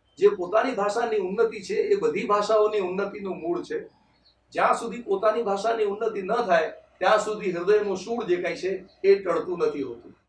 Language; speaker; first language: Gujarati; non-native, local second language; Kachhi